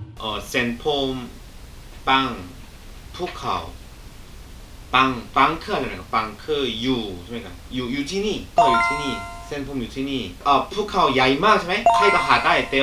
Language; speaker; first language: Thai; non-native, learner; Korean